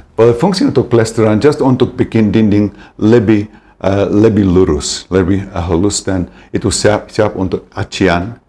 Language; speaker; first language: Indonesian; non-native, fluent; English